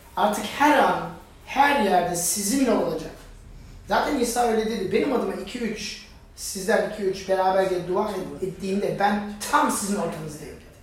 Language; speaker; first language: Turkish; non-native, fluent; German